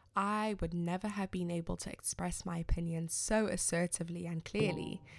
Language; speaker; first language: English; non-native, local second language; Shona